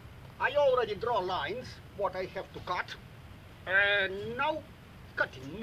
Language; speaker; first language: English; non-native, learner; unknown